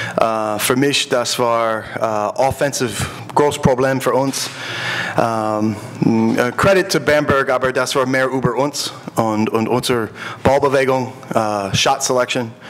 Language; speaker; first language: German; non-native, learner; English